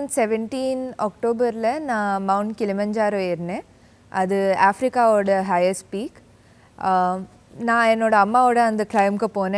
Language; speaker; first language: Tamil; early bilingual, heritage; Tamil